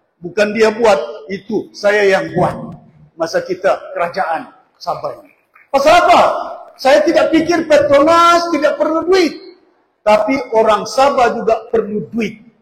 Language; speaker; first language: Malay; native; Malay